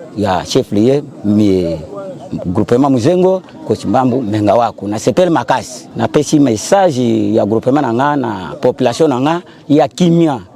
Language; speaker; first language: Lingala; non-native, local second language; Kituba (Democratic Republic of Congo)